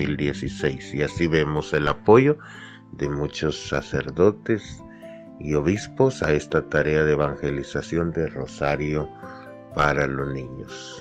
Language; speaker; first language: Spanish; native; Spanish